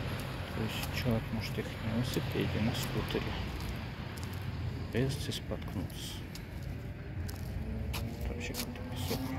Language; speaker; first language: Russian; native; Russian